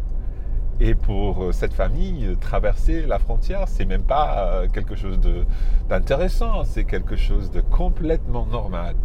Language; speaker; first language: French; non-native, fluent; English